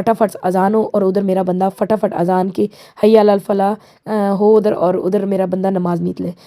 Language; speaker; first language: Urdu; native; Urdu